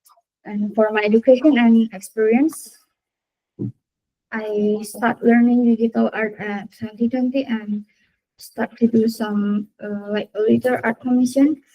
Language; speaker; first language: English; non-native, learner; Indonesian